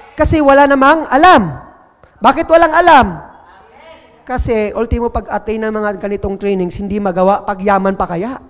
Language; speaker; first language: Filipino; non-native, local second language; Cebuano